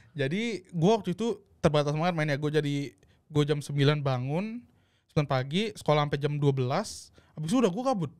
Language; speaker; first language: Indonesian; native; Indonesian